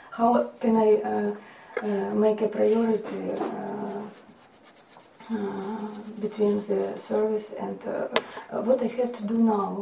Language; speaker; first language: English; non-native, learner; Russian